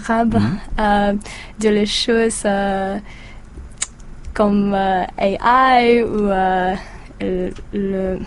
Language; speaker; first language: French; non-native, learner; English